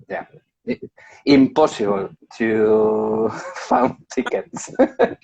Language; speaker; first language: English; non-native, learner; Spanish